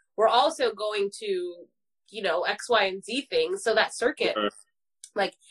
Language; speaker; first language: English; native; English